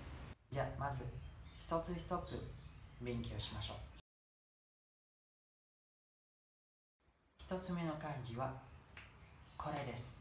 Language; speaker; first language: Japanese; non-native, learner; Indonesian